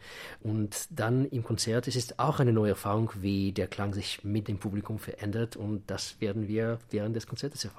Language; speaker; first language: German; non-native, fluent; Russian